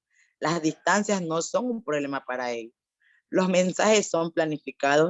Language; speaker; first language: Spanish; native; Spanish